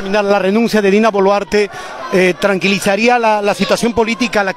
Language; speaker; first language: Spanish; native; Spanish